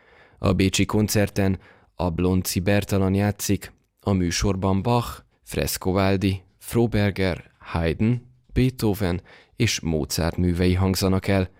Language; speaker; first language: Hungarian; native; Hungarian